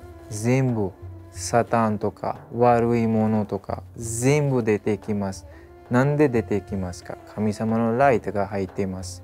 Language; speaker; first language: Japanese; non-native, learner; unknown